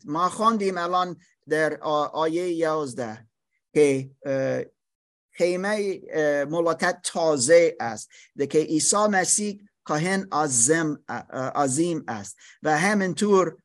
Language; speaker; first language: Persian; non-native, learner; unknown